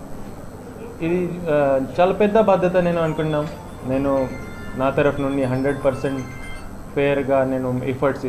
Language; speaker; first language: Telugu; non-native, learner; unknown